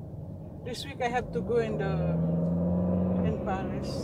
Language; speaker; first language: English; non-native, local second language; Filipino